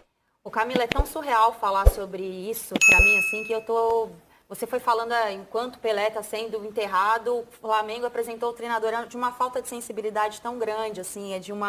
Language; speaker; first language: Portuguese; native; Portuguese